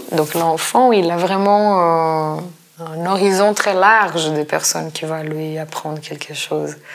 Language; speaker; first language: French; non-native, fluent; Portuguese